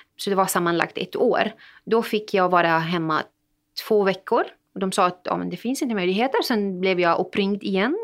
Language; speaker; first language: Swedish; non-native, fluent; Arabic